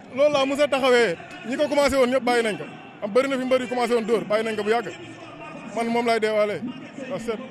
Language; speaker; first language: Wolof; native; Wolof